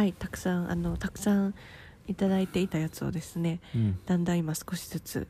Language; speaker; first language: Japanese; native; Japanese